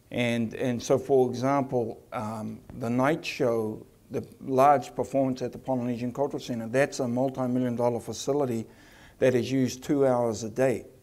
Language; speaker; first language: English; native; English